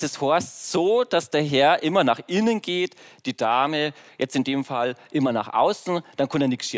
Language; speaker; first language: German; native; German